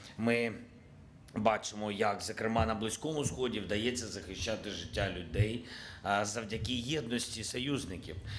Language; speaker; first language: Ukrainian; non-native, local second language; Russian